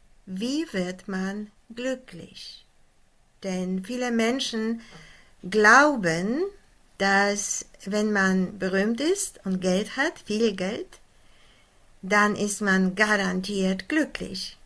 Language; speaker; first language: German; non-native, fluent; Polish